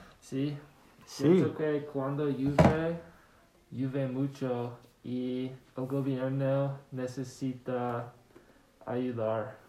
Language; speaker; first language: Spanish; non-native, learner; English